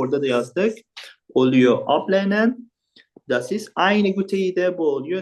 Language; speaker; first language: Turkish; non-native, fluent; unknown